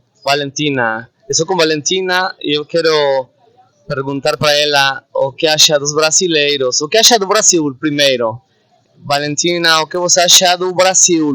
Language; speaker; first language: Portuguese; non-native, fluent; Spanish